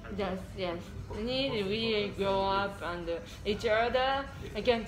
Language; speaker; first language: English; non-native, learner; Japanese